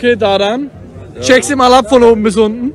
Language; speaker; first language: German; native; German